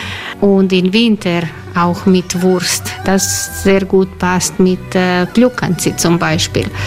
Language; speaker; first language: German; non-native, learner; Croatian